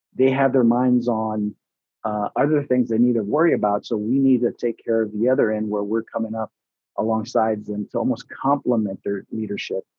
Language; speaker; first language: English; early bilingual, other home language; Spanish